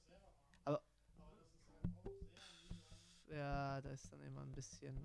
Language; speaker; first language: German; non-native, fluent; Italian